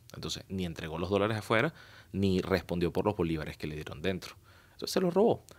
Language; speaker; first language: Spanish; native; Spanish